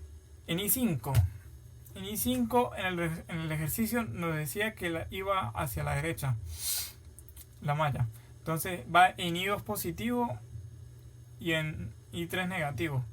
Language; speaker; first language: Spanish; native; Spanish